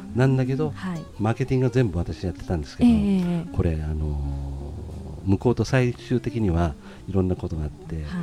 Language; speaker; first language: Japanese; native; Japanese